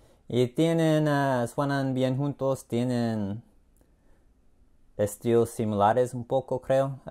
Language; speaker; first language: Spanish; non-native, learner; English